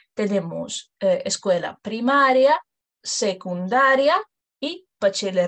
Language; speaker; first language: Spanish; non-native, fluent; English